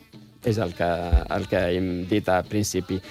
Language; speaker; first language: Catalan; non-native, fluent; Riffian